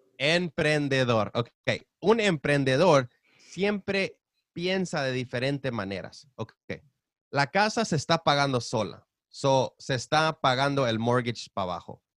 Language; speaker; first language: Spanish; early bilingual, heritage; Spanish